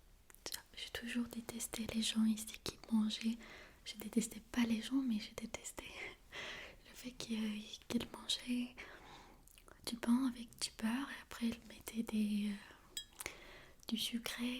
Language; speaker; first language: French; non-native, fluent; Armenian